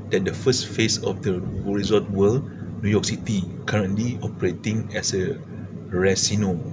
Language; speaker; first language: English; non-native, local second language; Malay